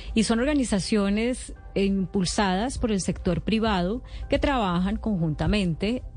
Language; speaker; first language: Spanish; native; Spanish